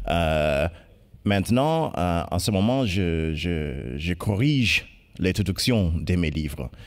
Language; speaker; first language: French; non-native, fluent; English